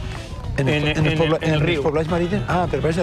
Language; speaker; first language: Catalan; native; Catalan